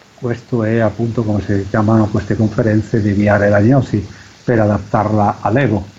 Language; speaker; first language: Italian; non-native, fluent; Spanish